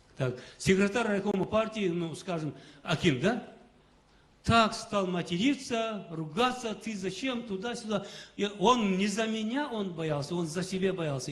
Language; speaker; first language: Russian; non-native, local second language; Kazakh